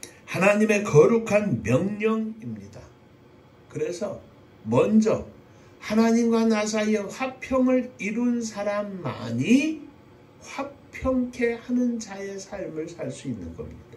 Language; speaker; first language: Korean; native; Korean